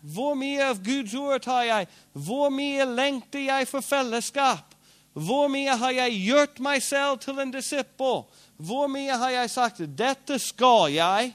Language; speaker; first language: Norwegian; non-native, fluent; English